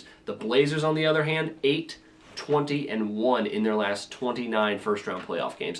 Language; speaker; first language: English; native; English